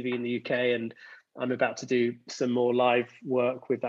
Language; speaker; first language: English; native; English